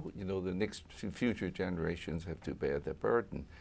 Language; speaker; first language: English; non-native, local second language; Cantonese